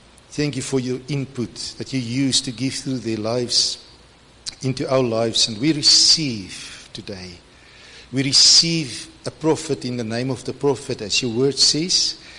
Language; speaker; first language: English; non-native, local second language; Afrikaans